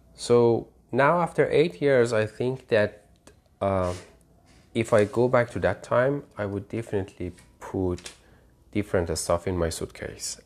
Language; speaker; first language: English; non-native, fluent; Persian